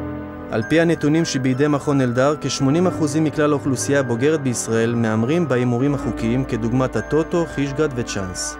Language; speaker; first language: Hebrew; native; Hebrew